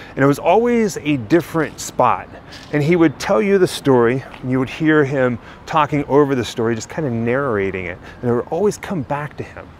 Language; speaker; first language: English; native; English